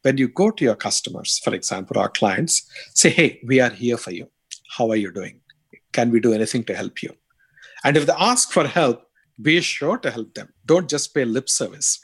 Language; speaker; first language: English; non-native, local second language; Tamil